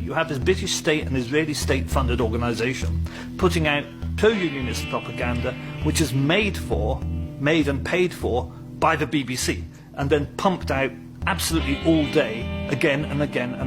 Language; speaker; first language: English; native; English